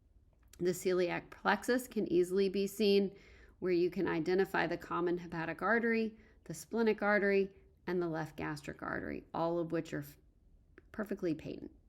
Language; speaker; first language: English; native; English